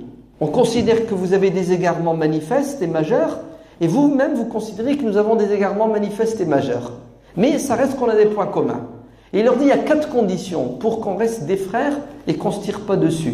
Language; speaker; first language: French; native; French